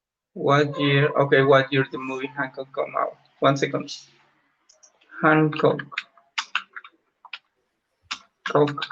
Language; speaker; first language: English; non-native, learner; Spanish